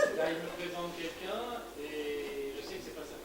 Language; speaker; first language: French; native; French